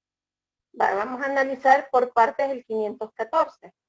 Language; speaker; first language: Spanish; native; Spanish